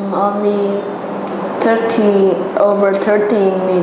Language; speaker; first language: English; non-native, learner; Vietnamese